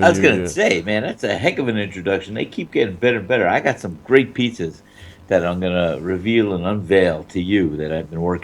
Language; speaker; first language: English; native; English